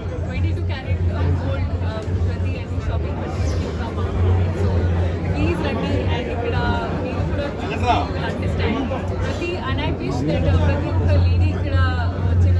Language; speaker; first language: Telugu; non-native, learner; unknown